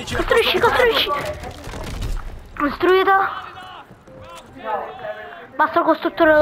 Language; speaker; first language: Italian; native; Italian